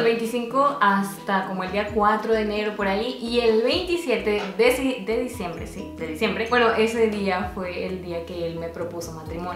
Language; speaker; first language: Spanish; native; Spanish